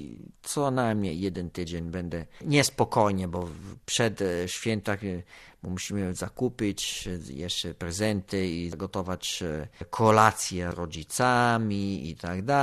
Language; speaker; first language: Polish; non-native, learner; Italian